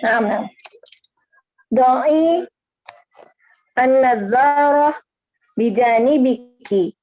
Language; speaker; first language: Arabic; non-native, learner; Indonesian